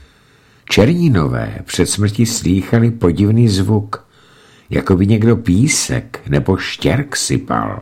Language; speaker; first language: Czech; native; Czech